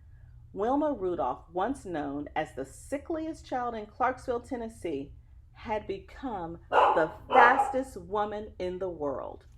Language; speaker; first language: English; native; English